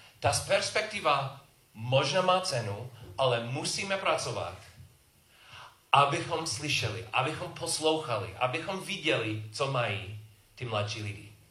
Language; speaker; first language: Czech; non-native, learner; English